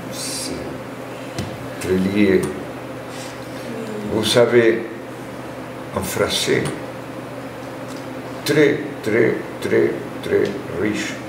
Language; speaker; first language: French; non-native, fluent; Spanish